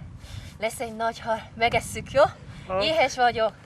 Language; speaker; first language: Hungarian; non-native, learner; Korean